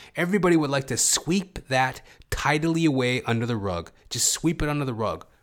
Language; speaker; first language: English; early bilingual, other home language; Hindi